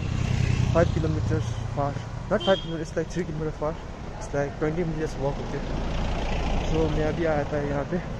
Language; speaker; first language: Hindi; non-native, local second language; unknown